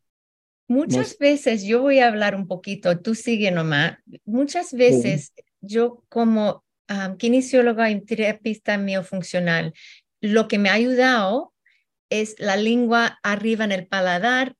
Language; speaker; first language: Spanish; early bilingual, heritage; Spanish